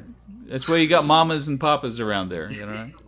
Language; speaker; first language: English; native; English